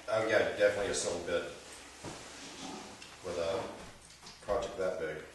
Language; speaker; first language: English; native; English